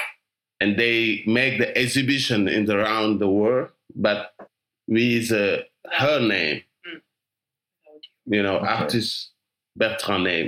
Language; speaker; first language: English; non-native, learner; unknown